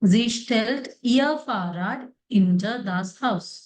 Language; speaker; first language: German; non-native, fluent; Malayalam